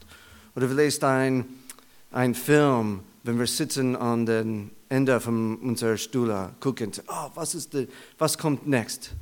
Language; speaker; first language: German; non-native, learner; English